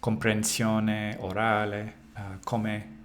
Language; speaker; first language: Italian; non-native, learner; English